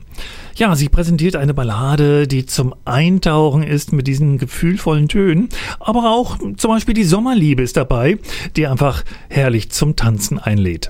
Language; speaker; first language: German; native; German